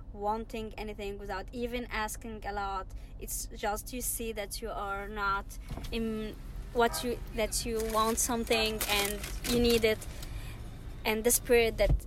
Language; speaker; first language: English; non-native, fluent; Arabic